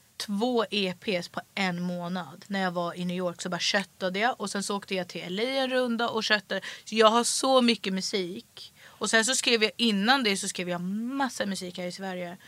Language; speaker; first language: Swedish; early bilingual, other home language; French